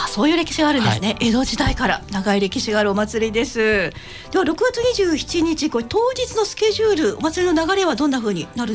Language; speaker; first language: Japanese; native; Japanese